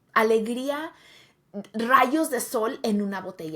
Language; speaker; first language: Spanish; early bilingual, heritage; Spanish